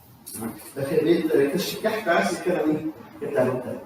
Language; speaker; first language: Welsh; native; Welsh